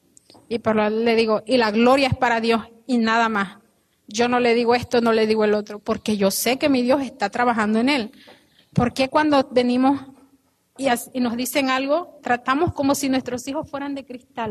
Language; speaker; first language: Spanish; native; Spanish